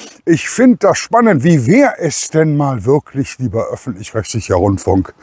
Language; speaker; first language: German; native; German